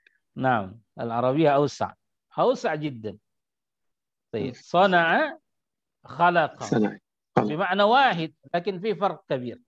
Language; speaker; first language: Arabic; non-native, fluent; Malay